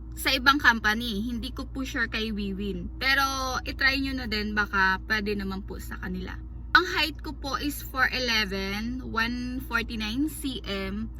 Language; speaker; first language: Filipino; native; Filipino